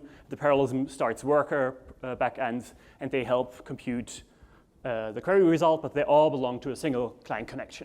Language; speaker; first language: English; non-native, fluent; German